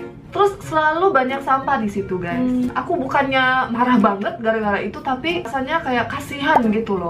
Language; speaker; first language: Indonesian; early bilingual, heritage; Korean